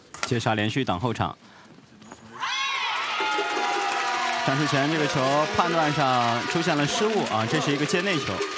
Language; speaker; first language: Chinese; native; Chinese